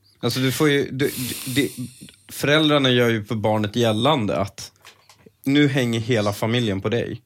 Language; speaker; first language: Swedish; native; Swedish